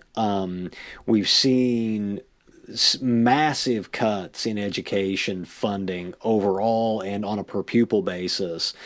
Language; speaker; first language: English; native; English